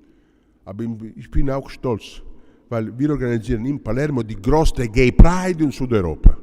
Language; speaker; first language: German; non-native, learner; Italian